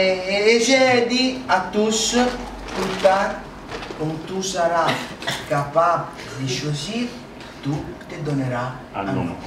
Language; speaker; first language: French; non-native, learner; Italian